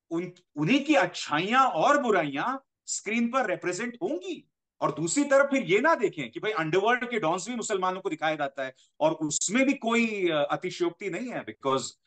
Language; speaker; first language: Hindi; native; Hindi